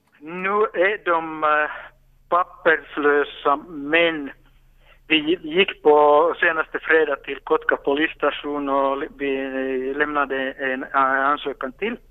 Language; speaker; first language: Swedish; non-native, local second language; Finnish